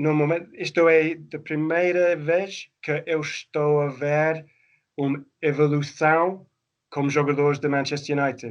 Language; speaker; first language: Portuguese; non-native, fluent; English